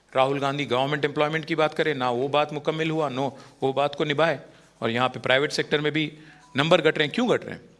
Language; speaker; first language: Hindi; non-native, local second language; Telugu